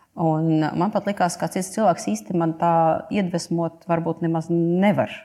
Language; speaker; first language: Latvian; non-native, local second language; Russian